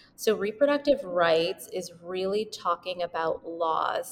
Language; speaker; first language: English; native; English